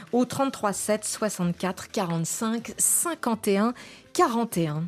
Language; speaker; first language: French; native; French